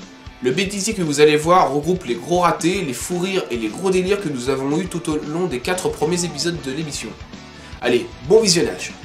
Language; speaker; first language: French; native; French